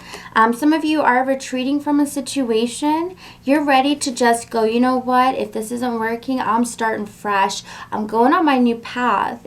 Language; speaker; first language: English; native; English